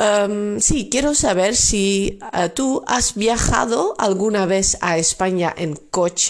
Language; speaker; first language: Spanish; non-native, fluent; Dutch